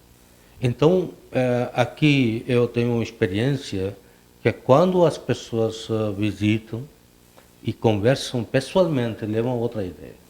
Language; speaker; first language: Portuguese; non-native, fluent; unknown